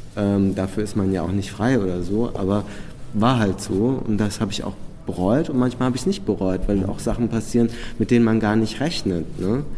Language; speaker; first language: German; early bilingual, other home language; Czech